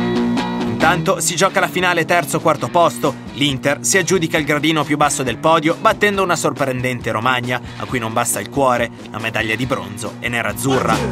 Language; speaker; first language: Italian; native; Italian